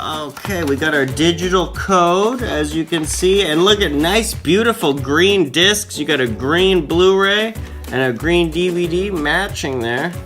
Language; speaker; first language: English; native; English